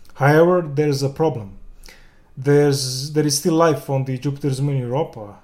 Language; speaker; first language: English; non-native, fluent; Serbian